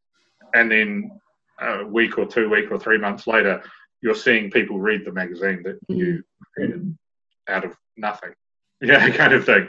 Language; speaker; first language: English; native; English